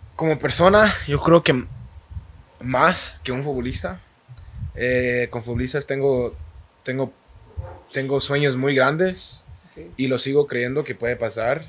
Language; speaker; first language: Spanish; native; Spanish